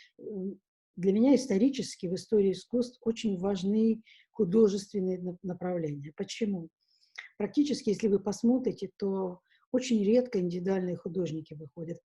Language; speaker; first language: Russian; native; Russian